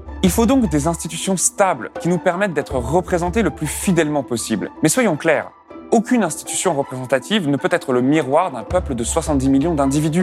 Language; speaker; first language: French; native; French